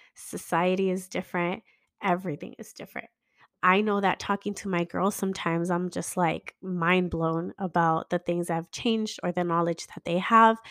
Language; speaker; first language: English; native; English